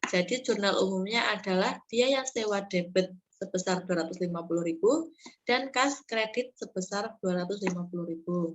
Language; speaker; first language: Indonesian; native; Indonesian